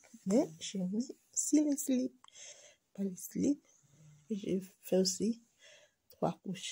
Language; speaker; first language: French; non-native, local second language; Lingala